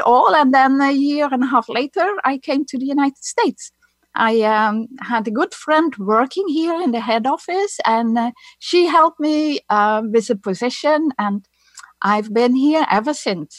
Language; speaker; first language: English; non-native, fluent; Dutch